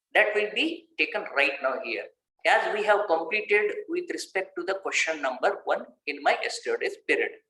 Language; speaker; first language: English; non-native, local second language; Kannada